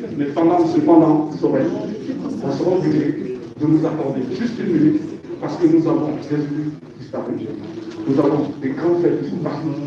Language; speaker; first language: French; non-native, local second language; Lingala